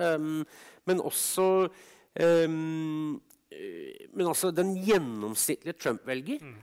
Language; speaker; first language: Norwegian; native; Norwegian